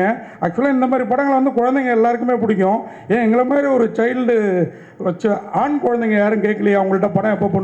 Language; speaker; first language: Tamil; native; Tamil